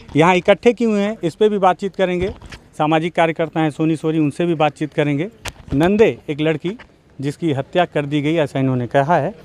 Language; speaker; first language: Hindi; native; Hindi